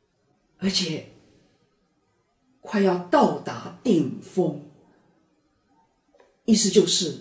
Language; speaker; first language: Chinese; native; Chinese